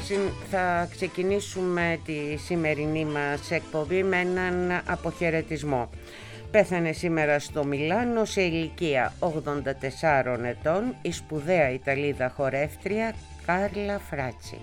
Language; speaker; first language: Greek; native; Greek